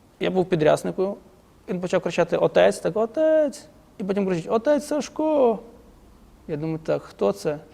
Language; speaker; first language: Ukrainian; native; Ukrainian